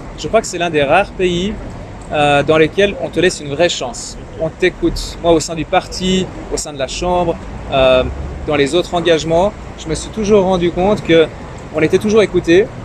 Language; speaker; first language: French; early bilingual, other home language; Persian